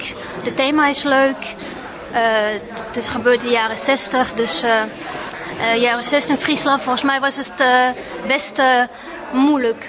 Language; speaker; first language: Dutch; early bilingual, other home language; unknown